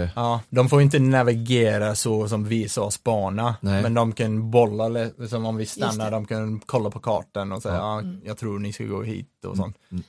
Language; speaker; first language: Swedish; non-native, learner; English